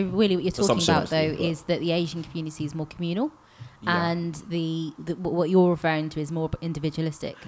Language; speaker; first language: English; native; English